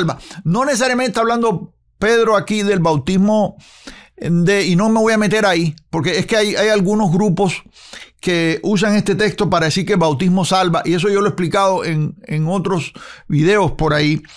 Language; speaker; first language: Spanish; native; Spanish